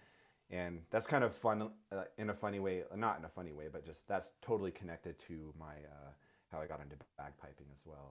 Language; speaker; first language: English; native; English